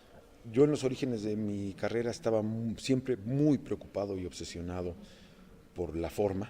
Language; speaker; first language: Spanish; native; Spanish